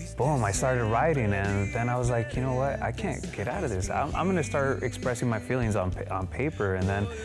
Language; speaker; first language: English; native; English